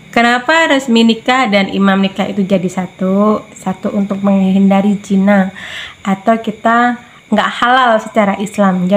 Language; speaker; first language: Indonesian; native; Indonesian